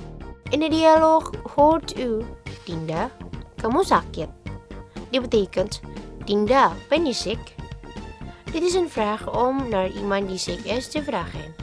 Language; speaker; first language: Dutch; non-native, learner; Indonesian